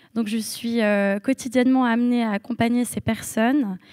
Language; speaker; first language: French; native; French